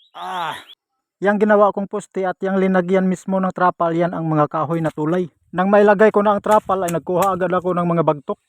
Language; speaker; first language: Filipino; non-native, local second language; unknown